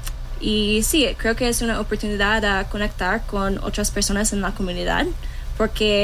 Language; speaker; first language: Spanish; non-native, learner; English